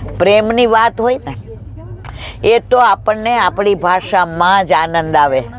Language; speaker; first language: Gujarati; native; Gujarati